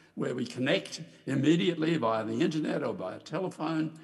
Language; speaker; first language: English; native; English